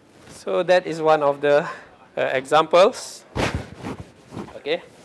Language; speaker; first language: English; non-native, local second language; Malay